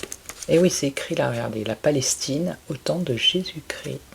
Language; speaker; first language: French; native; French